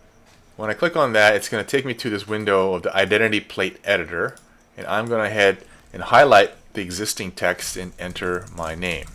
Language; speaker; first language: English; native; English